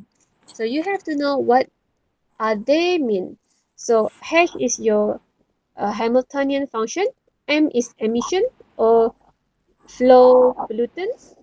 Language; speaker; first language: English; non-native, local second language; Malay